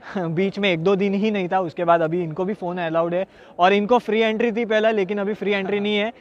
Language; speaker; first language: Hindi; native; Hindi